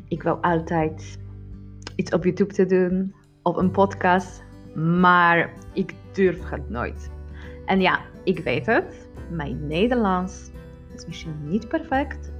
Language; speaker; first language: Dutch; non-native, learner; Polish